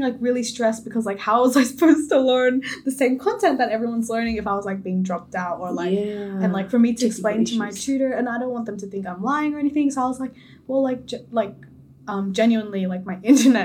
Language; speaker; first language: English; native; English